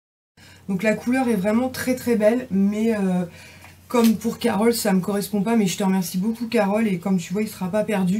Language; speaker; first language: French; native; French